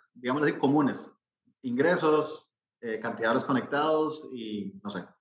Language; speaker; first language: Spanish; native; Spanish